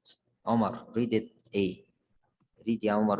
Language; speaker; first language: English; non-native, fluent; Arabic